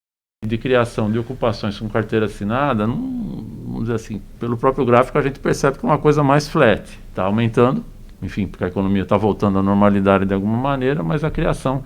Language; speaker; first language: Portuguese; native; Portuguese